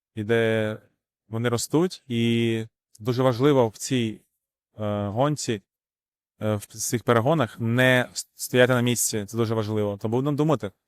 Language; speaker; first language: Ukrainian; non-native, local second language; Russian